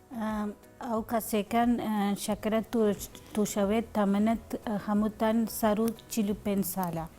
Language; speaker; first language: Central Kurdish; non-native, learner; Persian